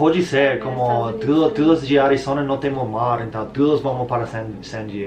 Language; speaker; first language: Portuguese; non-native, learner; English